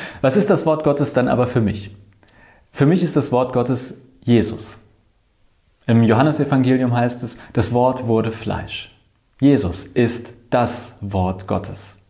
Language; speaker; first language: German; native; German